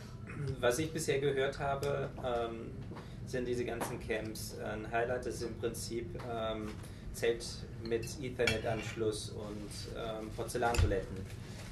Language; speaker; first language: German; native; German